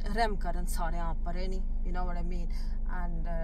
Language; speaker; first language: English; early bilingual, other home language; Punjabi